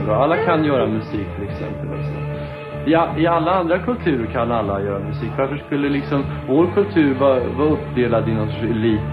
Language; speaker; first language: Swedish; native; Swedish